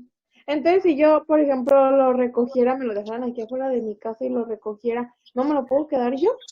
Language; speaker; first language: Spanish; native; Spanish